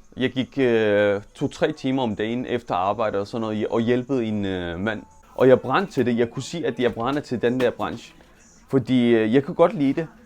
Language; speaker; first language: Danish; non-native, fluent; Turkish